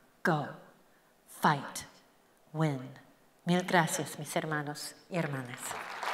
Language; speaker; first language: Spanish; non-native, fluent; English